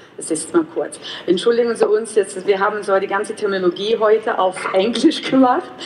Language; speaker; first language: German; non-native, fluent; Russian